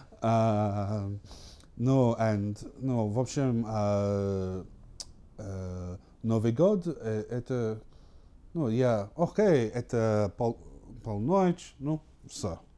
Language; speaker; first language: Russian; non-native, learner; English